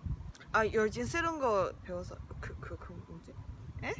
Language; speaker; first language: Korean; non-native, learner; Chinese